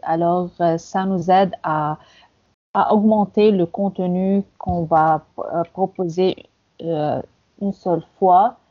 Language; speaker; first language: French; non-native, fluent; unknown